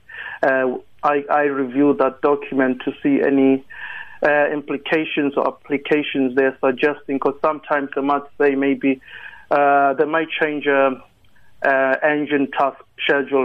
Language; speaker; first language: English; non-native, local second language; Tsonga